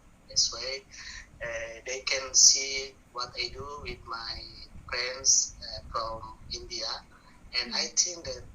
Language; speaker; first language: English; non-native, learner; Indonesian